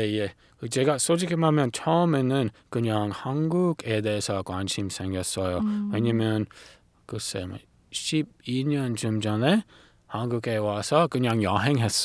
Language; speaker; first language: Korean; non-native, learner; English